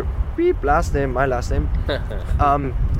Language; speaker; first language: English; non-native, fluent; German